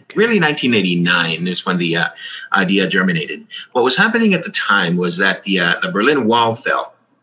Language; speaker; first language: English; early bilingual, other home language; Spanish